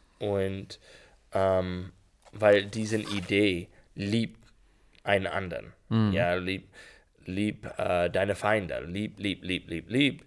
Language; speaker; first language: German; non-native, learner; English